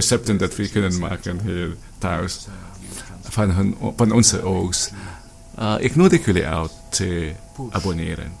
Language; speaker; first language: Dutch; non-native, learner; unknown